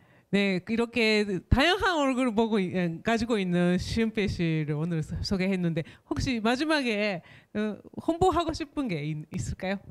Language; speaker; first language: Korean; non-native, fluent; Japanese